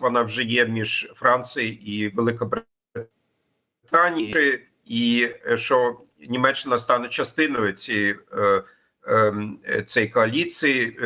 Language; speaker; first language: Ukrainian; non-native, fluent; German